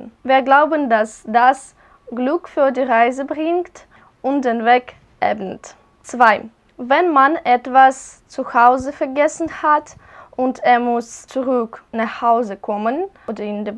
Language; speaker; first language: German; non-native, learner; Russian